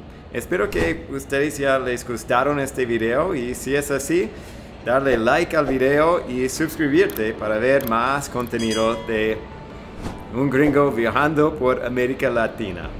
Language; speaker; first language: Spanish; non-native, fluent; English